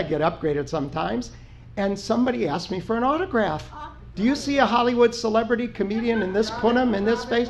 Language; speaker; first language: English; native; English